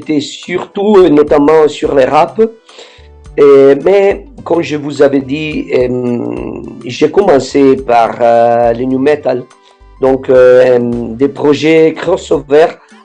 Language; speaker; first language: French; non-native, fluent; Italian